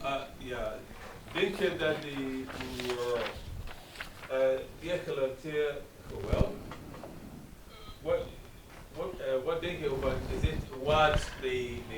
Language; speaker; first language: Dutch; non-native, learner; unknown